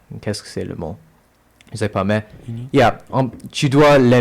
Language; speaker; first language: French; non-native, local second language; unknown